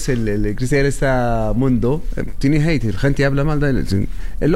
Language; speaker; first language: Spanish; non-native, learner; Arabic